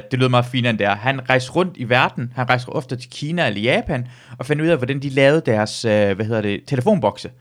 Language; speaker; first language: Danish; early bilingual, other home language; Persian